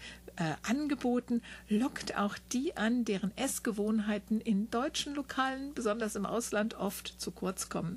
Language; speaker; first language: German; native; German